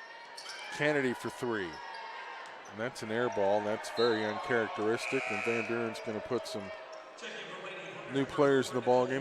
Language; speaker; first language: English; native; English